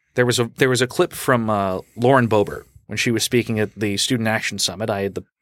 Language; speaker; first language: English; native; English